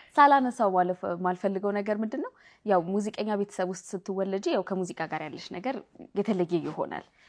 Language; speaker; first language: Amharic; native; Amharic